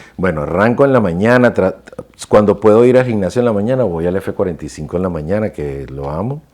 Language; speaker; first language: Spanish; native; Spanish